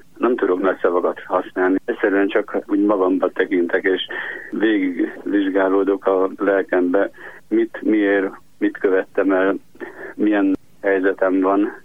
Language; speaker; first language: Hungarian; native; Hungarian